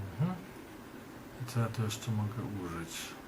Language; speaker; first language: Polish; native; Polish